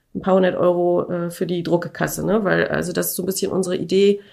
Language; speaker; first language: German; native; German